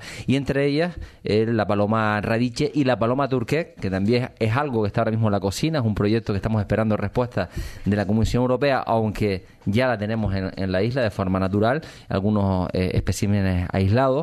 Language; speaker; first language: Spanish; native; Spanish